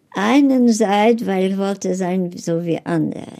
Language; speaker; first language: German; non-native, fluent; Polish